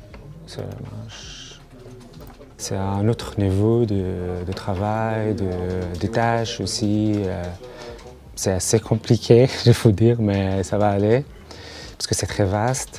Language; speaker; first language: French; non-native, learner; Arabic